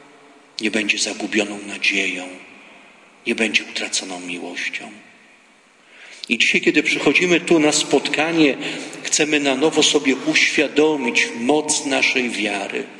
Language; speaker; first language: Polish; native; Polish